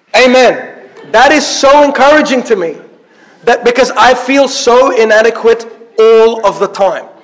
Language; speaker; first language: English; early bilingual, other home language; Arabic